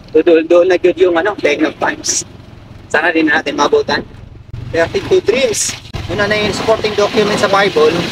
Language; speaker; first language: Filipino; non-native, local second language; Cebuano